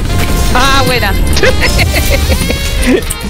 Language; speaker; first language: Spanish; native; Spanish